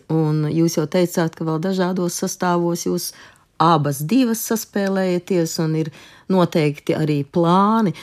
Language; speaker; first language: Latvian; native; Latvian